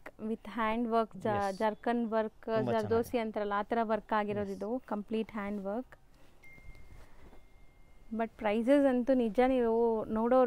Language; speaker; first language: Kannada; native; Kannada